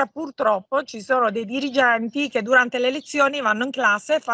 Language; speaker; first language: Italian; native; Italian